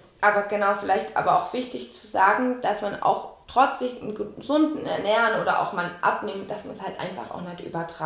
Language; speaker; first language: German; native; German